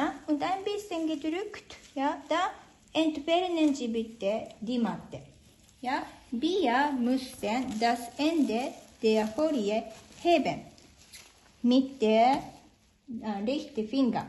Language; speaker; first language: German; non-native, learner; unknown